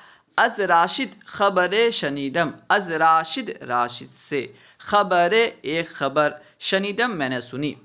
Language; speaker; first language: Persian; non-native, fluent; Urdu